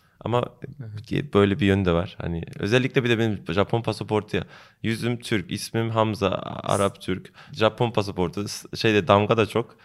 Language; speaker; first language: Turkish; early bilingual, heritage; Turkish